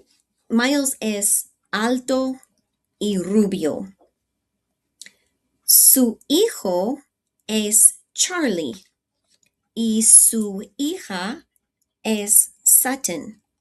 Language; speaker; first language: Spanish; non-native, fluent; English